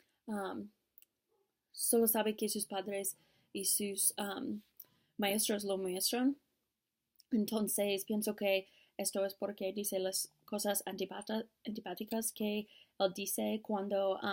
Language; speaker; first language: Spanish; non-native, learner; English